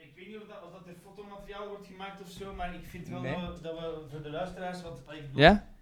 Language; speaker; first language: Dutch; native; Dutch